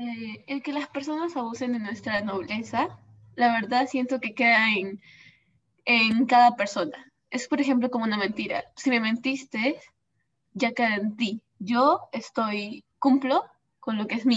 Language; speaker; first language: Spanish; native; Spanish